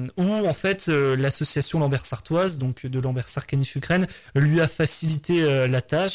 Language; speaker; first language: French; native; French